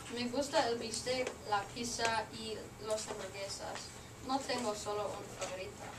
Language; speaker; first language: Spanish; non-native, learner; English